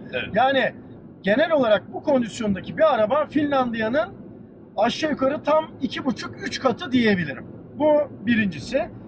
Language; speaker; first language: Turkish; native; Turkish